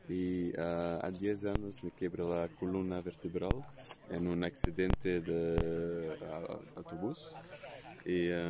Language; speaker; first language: Spanish; non-native, fluent; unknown